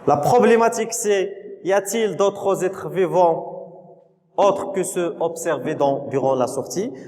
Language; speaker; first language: French; non-native, local second language; Arabic